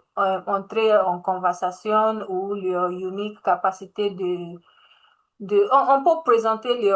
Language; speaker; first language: French; non-native, learner; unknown